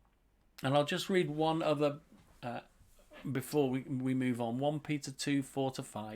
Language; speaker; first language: English; native; English